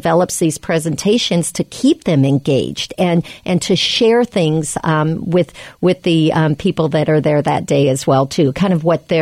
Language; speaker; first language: English; native; English